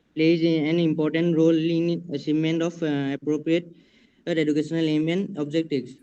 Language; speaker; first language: English; non-native, local second language; Assamese